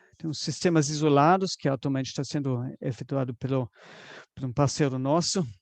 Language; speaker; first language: Portuguese; non-native, fluent; German